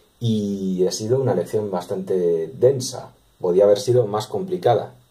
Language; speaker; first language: Spanish; native; Spanish